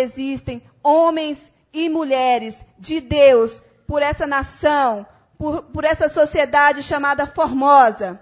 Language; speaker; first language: Portuguese; native; Portuguese